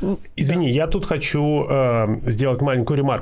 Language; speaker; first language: Russian; native; Russian